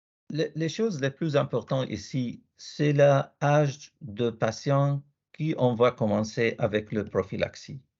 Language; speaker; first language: French; non-native, learner; Arabic